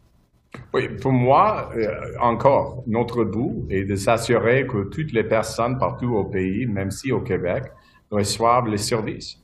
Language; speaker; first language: French; non-native, local second language; English